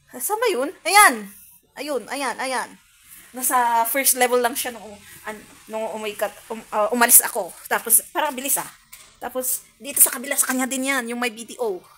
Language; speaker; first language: Filipino; non-native, local second language; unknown